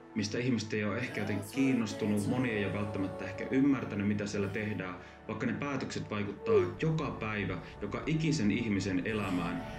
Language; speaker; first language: Finnish; native; Finnish